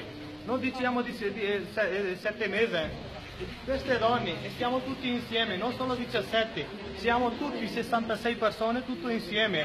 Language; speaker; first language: Italian; non-native, learner; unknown